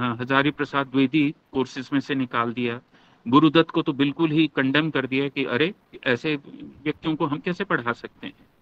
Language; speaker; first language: Hindi; native; Hindi